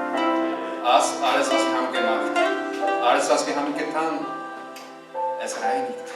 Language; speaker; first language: German; non-native, learner; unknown